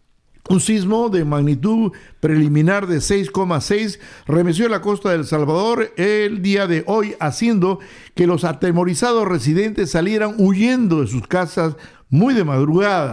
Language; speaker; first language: Spanish; native; Spanish